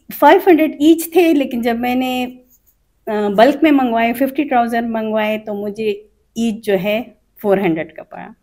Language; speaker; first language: Urdu; non-native, local second language; Khowar